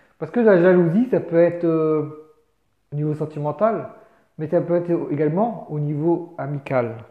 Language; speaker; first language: French; native; French